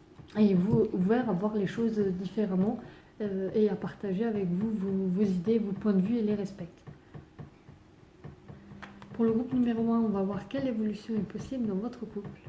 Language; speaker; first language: French; native; French